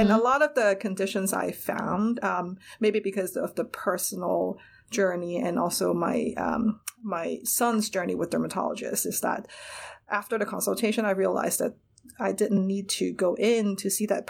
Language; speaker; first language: English; non-native, local second language; Cantonese